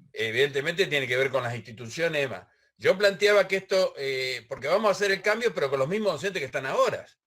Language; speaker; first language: Spanish; native; Spanish